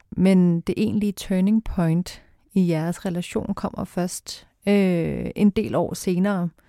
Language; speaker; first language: Danish; native; Danish